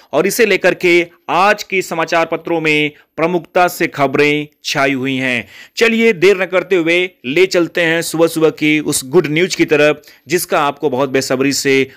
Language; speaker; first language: Hindi; native; Hindi